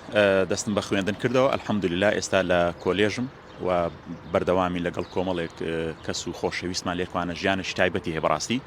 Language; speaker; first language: Central Kurdish; native; Central Kurdish